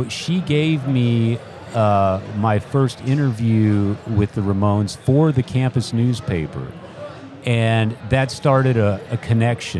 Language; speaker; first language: English; native; English